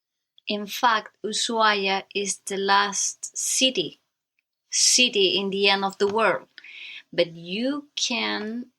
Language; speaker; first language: English; non-native, learner; Spanish